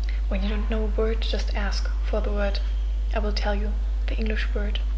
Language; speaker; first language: English; non-native, fluent; German